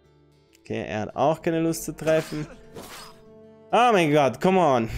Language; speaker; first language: German; native; German